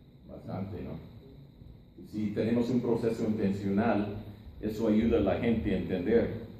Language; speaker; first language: Spanish; non-native, fluent; English